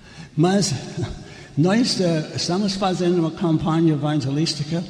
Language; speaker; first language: Portuguese; non-native, fluent; English